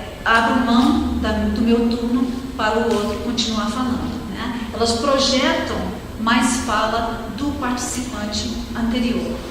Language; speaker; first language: Portuguese; non-native, fluent; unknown